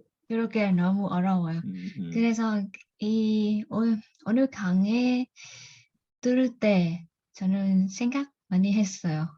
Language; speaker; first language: Korean; non-native, learner; Vietnamese